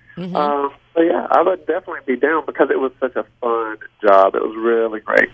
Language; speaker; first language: English; native; English